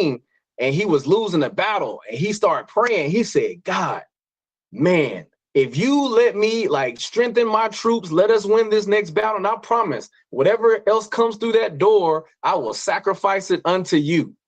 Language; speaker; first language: English; native; English